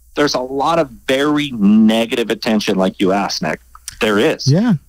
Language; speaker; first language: English; native; English